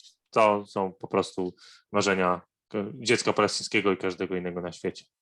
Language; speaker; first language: Polish; non-native, fluent; Arabic